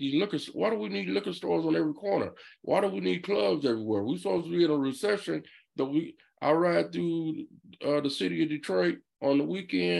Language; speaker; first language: English; native; English